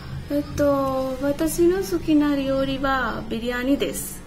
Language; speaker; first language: Japanese; non-native, learner; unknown